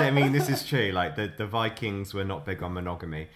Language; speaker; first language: English; native; English